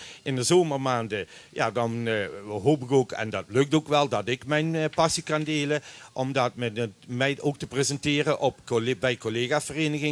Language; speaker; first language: Dutch; native; Dutch